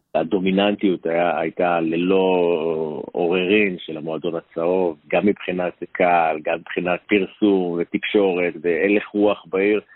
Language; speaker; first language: Hebrew; native; Hebrew